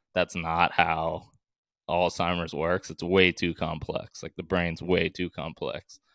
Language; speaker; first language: English; native; English